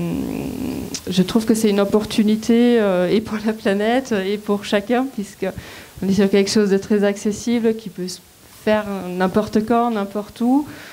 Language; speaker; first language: French; non-native, fluent; German